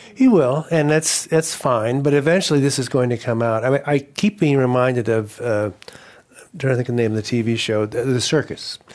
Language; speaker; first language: English; native; English